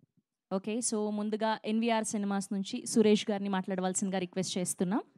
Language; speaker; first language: Telugu; native; Telugu